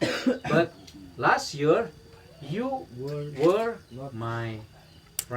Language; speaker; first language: English; non-native, learner; Sundanese